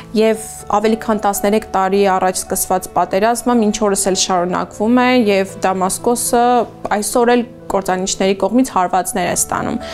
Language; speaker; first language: Armenian; native; Armenian